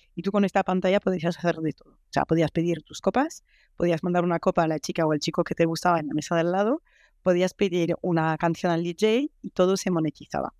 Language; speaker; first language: Spanish; non-native, fluent; French